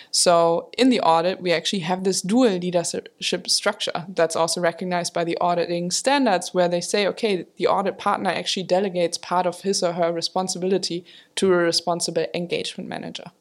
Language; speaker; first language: English; non-native, fluent; German